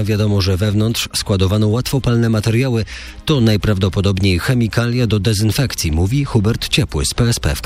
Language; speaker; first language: Polish; native; Polish